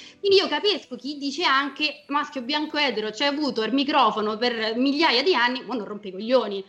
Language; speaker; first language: Italian; native; Italian